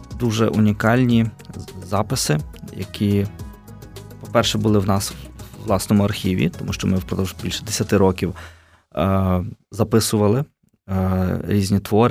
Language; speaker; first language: Ukrainian; native; Ukrainian